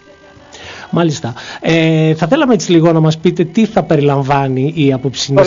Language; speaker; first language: Greek; native; Greek